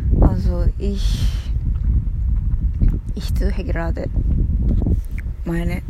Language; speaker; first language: German; non-native, learner; Japanese